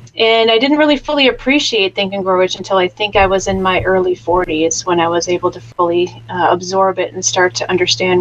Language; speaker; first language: English; native; English